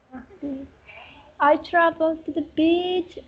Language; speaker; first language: English; non-native, learner; Spanish